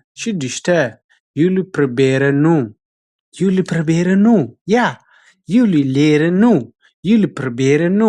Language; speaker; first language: Dutch; non-native, fluent; Tigrinya